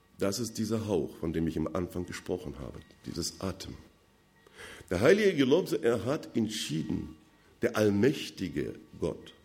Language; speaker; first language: German; non-native, fluent; Russian